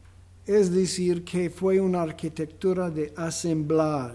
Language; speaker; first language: Spanish; non-native, fluent; English